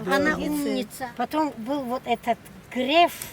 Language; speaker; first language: Russian; non-native, local second language; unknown